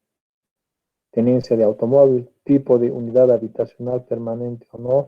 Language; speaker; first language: Spanish; native; Spanish